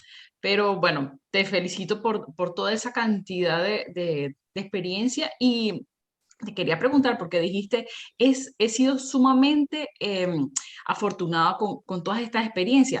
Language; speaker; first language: Spanish; native; Spanish